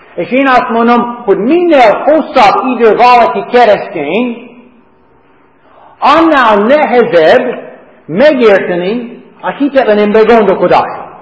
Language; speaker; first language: Hungarian; non-native, learner; English